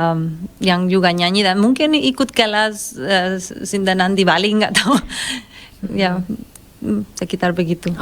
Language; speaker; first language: Indonesian; non-native, fluent; Spanish